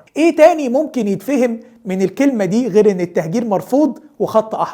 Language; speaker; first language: Arabic; native; Arabic